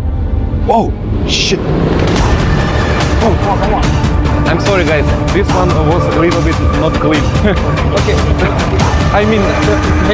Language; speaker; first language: English; non-native, learner; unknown